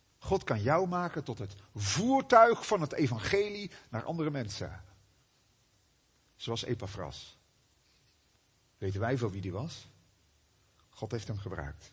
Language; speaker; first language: Dutch; native; Dutch